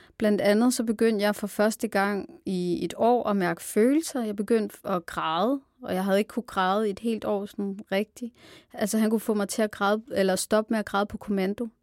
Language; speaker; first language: Danish; early bilingual, other home language; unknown